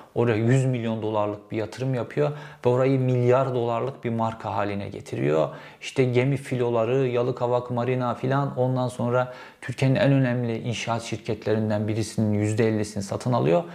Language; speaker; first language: Turkish; native; Turkish